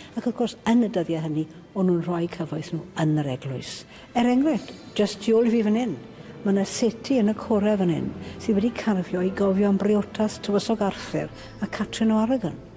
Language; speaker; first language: Welsh; native; Welsh